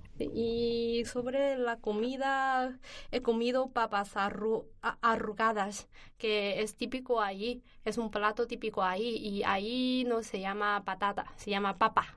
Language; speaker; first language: Spanish; non-native, learner; Chinese